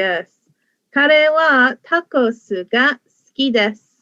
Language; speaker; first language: Japanese; non-native, fluent; English